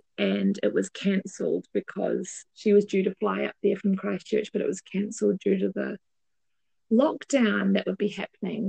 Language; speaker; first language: English; native; English